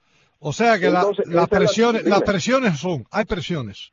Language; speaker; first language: Spanish; native; Spanish